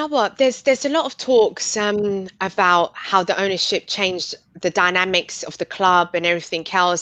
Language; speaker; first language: English; native; English